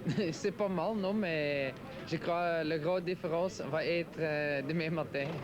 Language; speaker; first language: French; non-native, local second language; Dutch